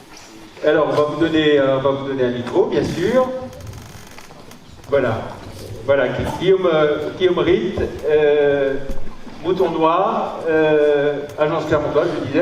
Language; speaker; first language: French; native; French